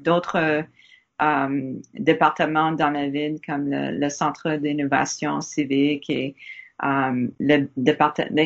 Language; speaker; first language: French; non-native, learner; English